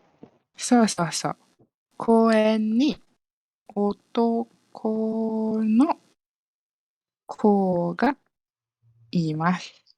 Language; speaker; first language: Japanese; non-native, fluent; Malay